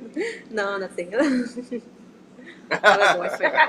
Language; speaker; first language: English; non-native, learner; Italian